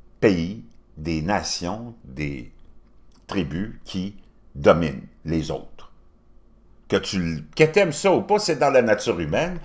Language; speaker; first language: French; native; French